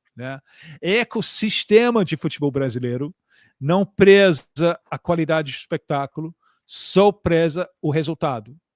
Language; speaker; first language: Portuguese; non-native, fluent; English